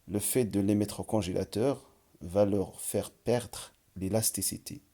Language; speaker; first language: French; non-native, local second language; Arabic